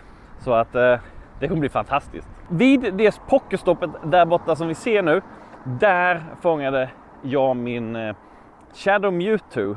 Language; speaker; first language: Swedish; native; Swedish